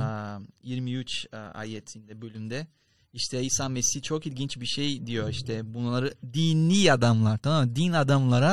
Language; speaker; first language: Turkish; non-native, fluent; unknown